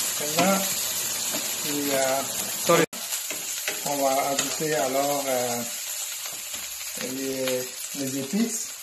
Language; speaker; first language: French; non-native, fluent; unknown